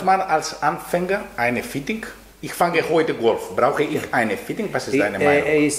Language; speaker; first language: German; non-native, fluent; Greek